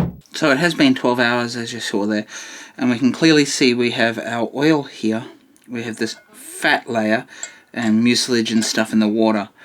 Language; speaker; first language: English; native; English